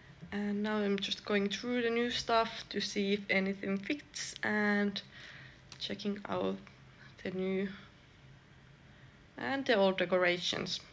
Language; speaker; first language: English; non-native, fluent; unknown